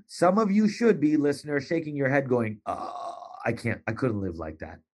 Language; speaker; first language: English; native; English